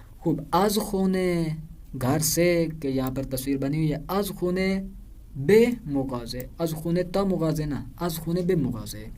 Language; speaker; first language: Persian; non-native, fluent; Urdu